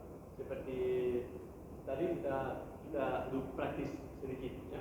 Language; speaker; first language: Indonesian; non-native, learner; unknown